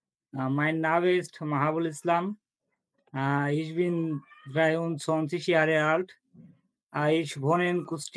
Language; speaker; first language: German; non-native, learner; Bangla